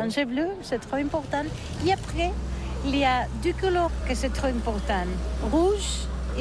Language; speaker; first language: French; non-native, learner; Catalan